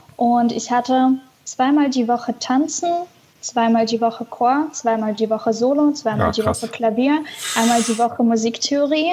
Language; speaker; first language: German; early bilingual, other home language; Russian